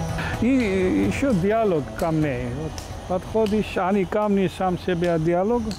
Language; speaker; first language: Russian; non-native, fluent; Georgian